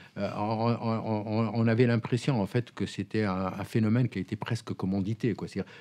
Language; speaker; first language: French; non-native, local second language; Arabic